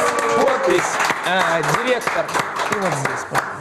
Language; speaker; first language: Russian; native; Russian